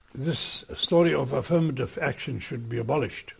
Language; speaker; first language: English; non-native, local second language; Afrikaans